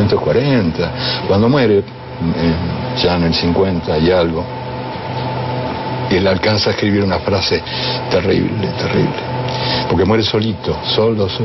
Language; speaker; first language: Spanish; native; Spanish